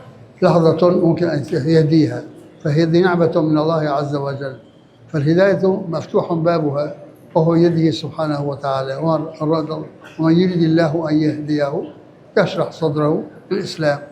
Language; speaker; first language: Arabic; native; Arabic